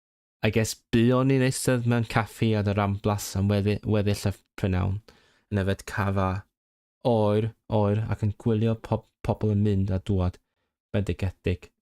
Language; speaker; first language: Welsh; non-native, learner; Cantonese